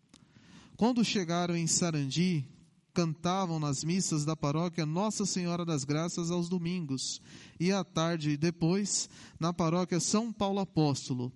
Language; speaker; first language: Portuguese; native; Portuguese